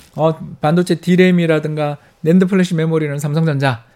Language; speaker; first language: Korean; native; Korean